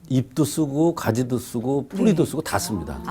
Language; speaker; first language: Korean; native; Korean